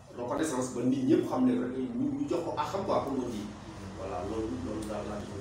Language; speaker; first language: Wolof; non-native, local second language; Serer